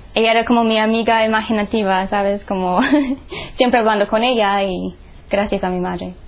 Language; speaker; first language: Spanish; non-native, fluent; English